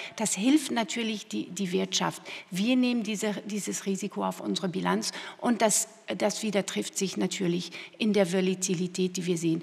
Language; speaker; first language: German; non-native, fluent; French